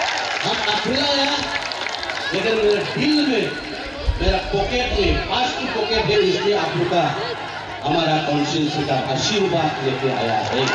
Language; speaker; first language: Hindi; non-native, local second language; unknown